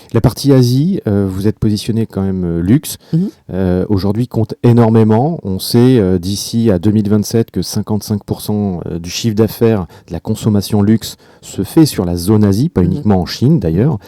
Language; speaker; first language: French; native; French